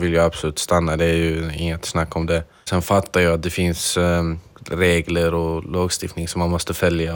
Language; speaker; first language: Swedish; non-native, fluent; Arabic